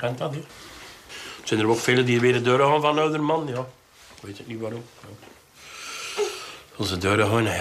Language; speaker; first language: Dutch; native; Dutch